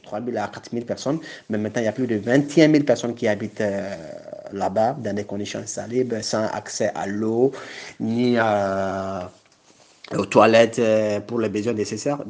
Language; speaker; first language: French; non-native, local second language; Bambara